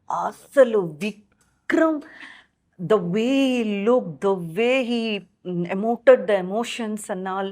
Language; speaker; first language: Telugu; native; Telugu